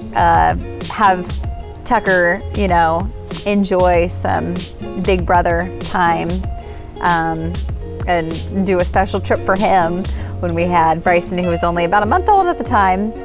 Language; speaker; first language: English; native; English